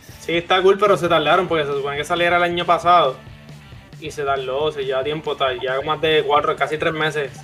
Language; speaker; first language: Spanish; native; Spanish